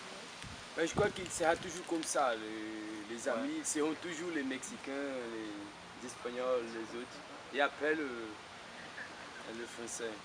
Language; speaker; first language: French; non-native, fluent; Portuguese